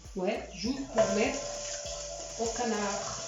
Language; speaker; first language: French; non-native, learner; Portuguese